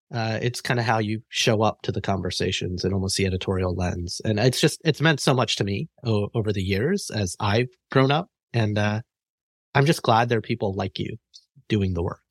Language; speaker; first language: English; native; English